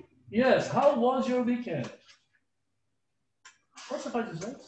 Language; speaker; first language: English; non-native, fluent; Portuguese